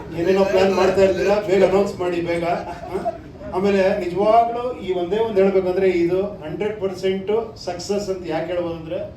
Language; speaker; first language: Kannada; native; Kannada